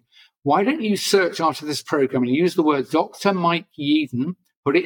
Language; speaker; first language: English; native; English